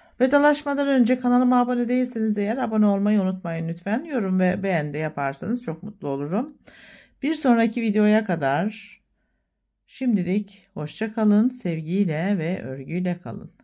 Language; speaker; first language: Turkish; native; Turkish